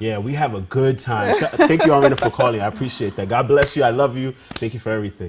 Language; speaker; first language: English; early bilingual, other home language; Spanish